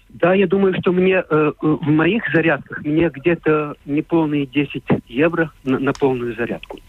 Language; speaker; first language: Russian; non-native, local second language; Latvian